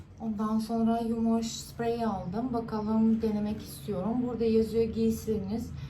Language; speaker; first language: Turkish; non-native, fluent; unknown